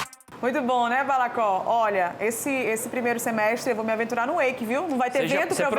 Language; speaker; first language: Portuguese; native; Portuguese